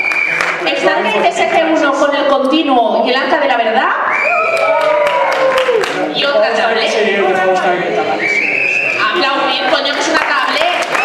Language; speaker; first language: Spanish; native; Spanish